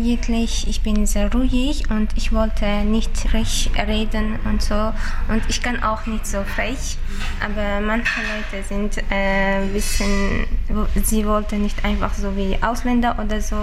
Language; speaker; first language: German; non-native, learner; Uzbek